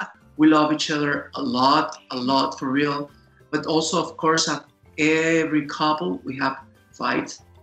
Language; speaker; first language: English; non-native, fluent; Spanish